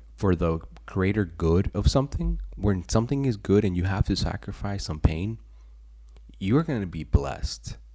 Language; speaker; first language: English; early bilingual, other home language; Spanish